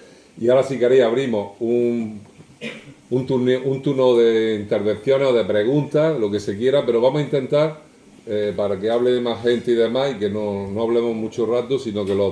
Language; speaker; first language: Spanish; native; Spanish